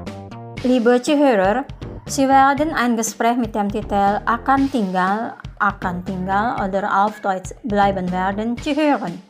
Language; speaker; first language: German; non-native, fluent; Indonesian